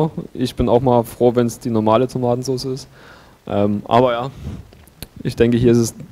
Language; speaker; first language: German; native; German